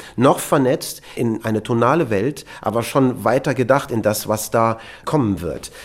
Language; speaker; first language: German; native; German